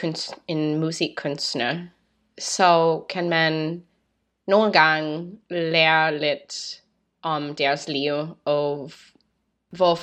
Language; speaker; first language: Danish; non-native, learner; English